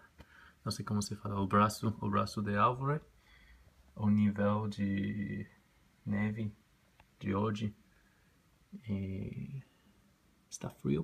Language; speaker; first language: Portuguese; non-native, learner; Spanish